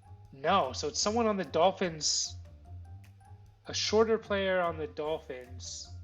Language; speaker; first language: English; native; English